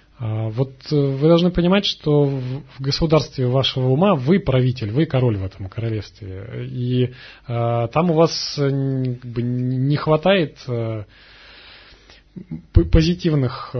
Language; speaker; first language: Russian; native; Russian